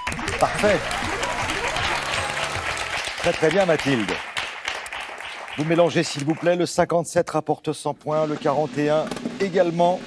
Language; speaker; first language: French; native; French